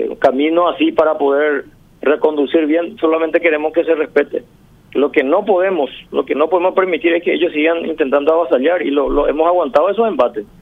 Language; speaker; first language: Spanish; native; Spanish